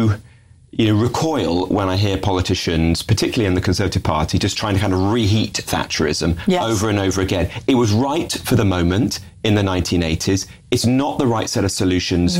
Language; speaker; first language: English; native; English